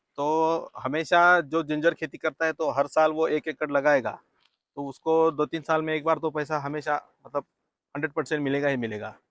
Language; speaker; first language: Hindi; non-native, local second language; Marathi